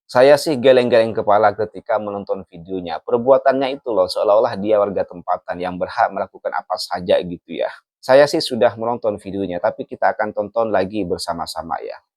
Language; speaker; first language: Indonesian; native; Indonesian